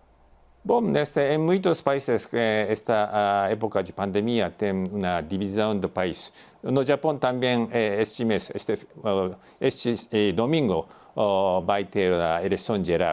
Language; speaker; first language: Portuguese; non-native, fluent; Japanese